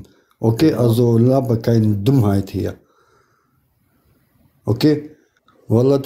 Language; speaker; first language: German; non-native, fluent; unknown